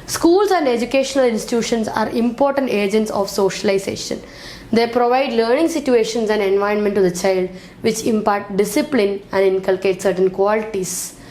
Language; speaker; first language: English; non-native, local second language; Malayalam